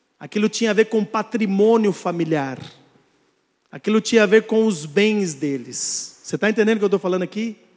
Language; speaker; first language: Portuguese; native; Portuguese